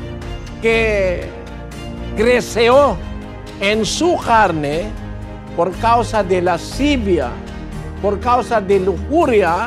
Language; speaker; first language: Spanish; non-native, learner; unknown